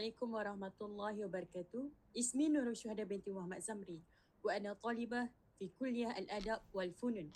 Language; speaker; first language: Arabic; non-native, learner; Malay